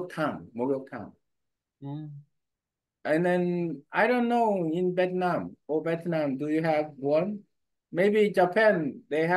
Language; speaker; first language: English; non-native, learner; Korean